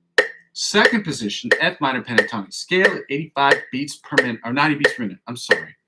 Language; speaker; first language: English; native; English